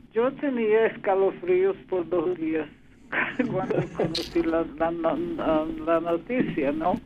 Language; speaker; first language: Spanish; early bilingual, other home language; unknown